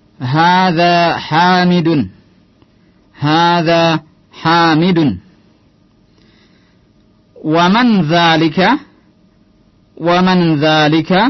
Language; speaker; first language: Arabic; non-native, fluent; Indonesian